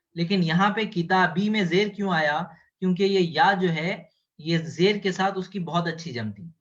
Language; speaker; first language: Urdu; native; Urdu